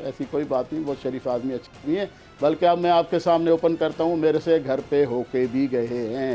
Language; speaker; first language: Urdu; non-native, local second language; Sindhi